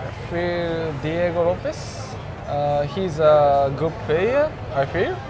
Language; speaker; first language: English; non-native, learner; Japanese